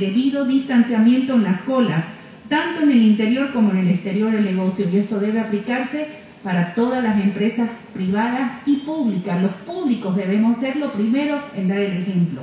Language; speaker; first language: Spanish; native; Spanish